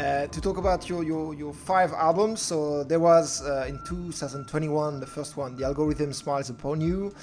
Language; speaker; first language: English; non-native, fluent; French